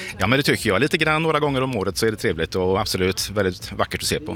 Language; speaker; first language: Swedish; native; Swedish